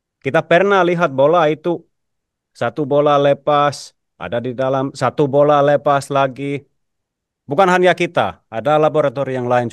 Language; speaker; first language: Indonesian; non-native, fluent; Finnish